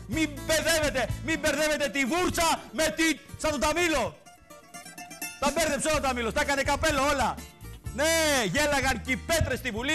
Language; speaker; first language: Greek; native; Greek